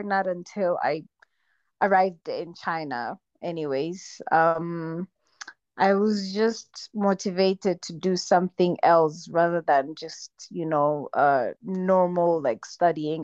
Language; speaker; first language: English; non-native, local second language; Kinyarwanda